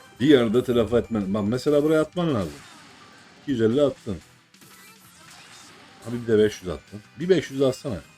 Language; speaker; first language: Turkish; native; Turkish